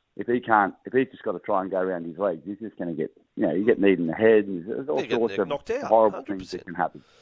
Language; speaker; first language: English; native; English